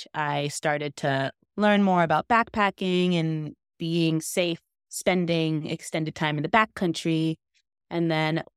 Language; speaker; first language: English; native; English